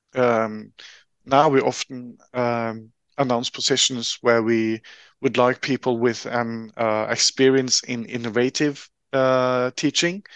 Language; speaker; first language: English; non-native, fluent; Norwegian